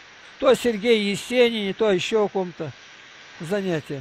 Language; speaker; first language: Russian; native; Russian